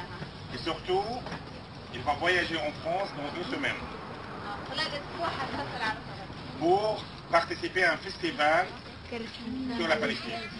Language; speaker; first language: French; non-native, fluent; Arabic